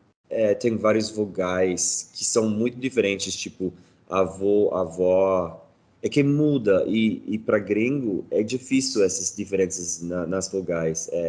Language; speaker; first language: Portuguese; non-native, fluent; English